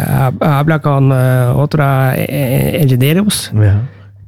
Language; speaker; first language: Spanish; non-native, learner; Norwegian